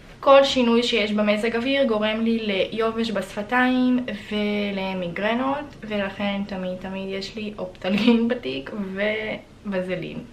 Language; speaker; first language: Hebrew; early bilingual, other home language; Russian